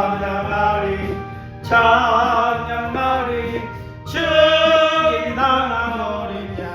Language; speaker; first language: Korean; native; Korean